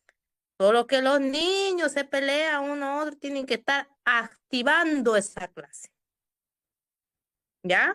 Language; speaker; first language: Spanish; native; Spanish